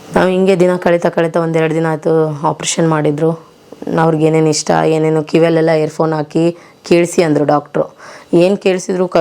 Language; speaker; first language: Kannada; native; Kannada